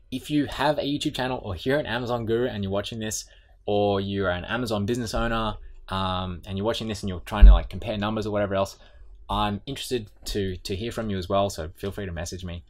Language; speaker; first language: English; native; English